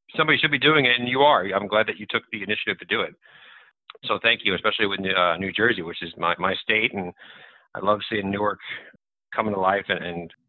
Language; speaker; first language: English; native; English